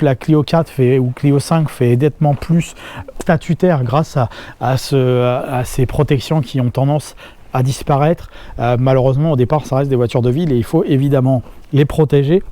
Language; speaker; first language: French; native; French